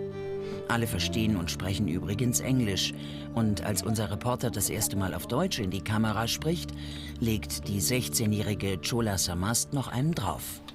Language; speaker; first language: German; native; German